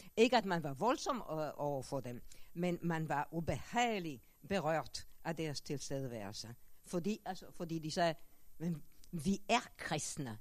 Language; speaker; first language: Danish; non-native, fluent; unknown